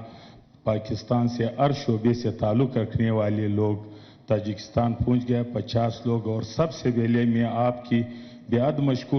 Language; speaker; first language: Hindi; non-native, local second language; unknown